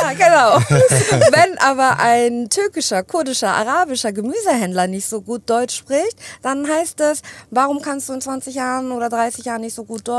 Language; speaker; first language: German; early bilingual, other home language; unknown